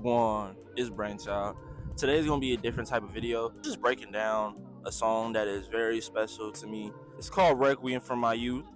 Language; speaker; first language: English; native; English